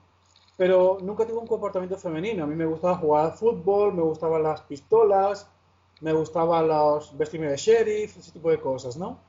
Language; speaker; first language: Spanish; native; Spanish